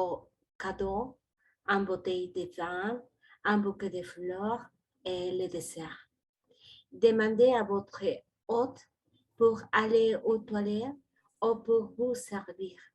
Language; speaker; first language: French; non-native, learner; Spanish